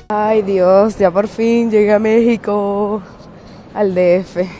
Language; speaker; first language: Spanish; native; Spanish